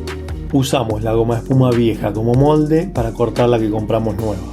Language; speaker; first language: Spanish; native; Spanish